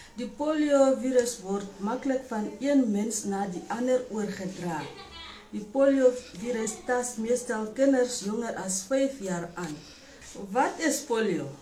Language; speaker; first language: Afrikaans; non-native, local second language; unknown